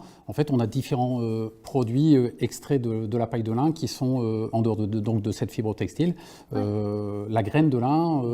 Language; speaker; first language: French; native; French